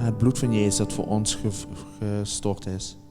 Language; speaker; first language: Dutch; native; Dutch